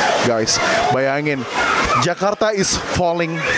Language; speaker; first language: English; non-native, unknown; Indonesian